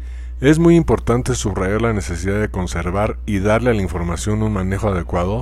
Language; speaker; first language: Spanish; native; Spanish